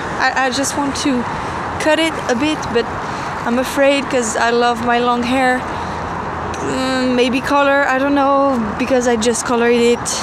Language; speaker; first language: English; non-native, fluent; French